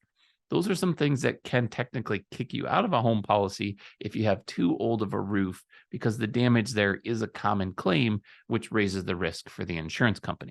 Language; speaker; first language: English; native; English